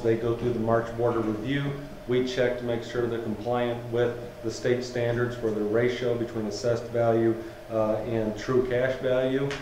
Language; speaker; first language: English; native; English